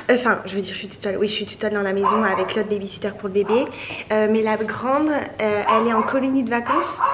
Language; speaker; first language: French; native; French